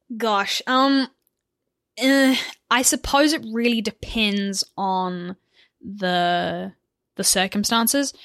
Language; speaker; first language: English; native; English